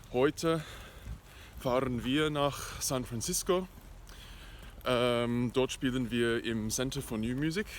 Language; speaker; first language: German; native; German